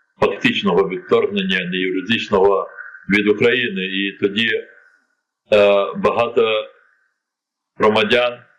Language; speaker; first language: Ukrainian; non-native, local second language; Crimean Tatar